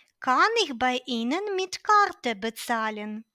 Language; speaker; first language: German; non-native, fluent; Ukrainian